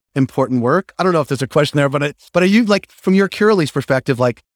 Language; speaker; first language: English; native; English